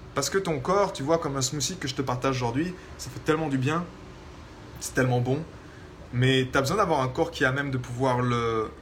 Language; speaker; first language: French; native; French